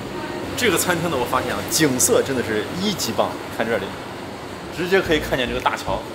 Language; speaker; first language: Chinese; native; Chinese